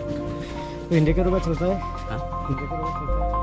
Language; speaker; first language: Hindi; non-native, learner; Malayalam